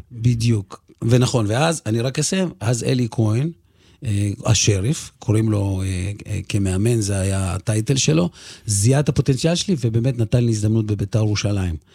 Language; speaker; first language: Hebrew; early bilingual, other home language; Russian